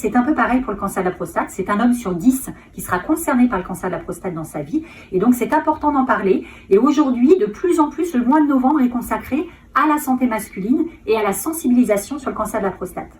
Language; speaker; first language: French; native; French